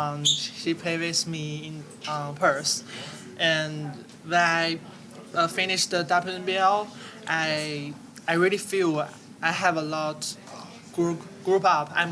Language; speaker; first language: English; non-native, learner; Chinese